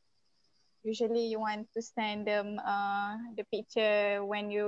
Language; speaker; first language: English; non-native, local second language; Malay